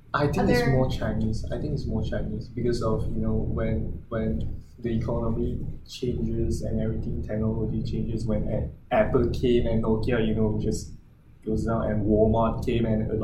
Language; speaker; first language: English; non-native, local second language; Chinese